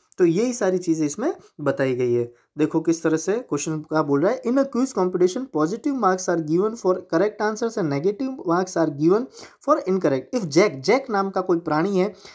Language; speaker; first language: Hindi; non-native, local second language; Gujarati